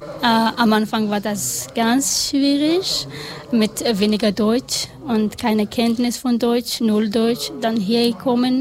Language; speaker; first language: German; non-native, learner; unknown